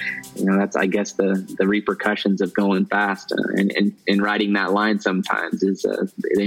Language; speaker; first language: English; native; English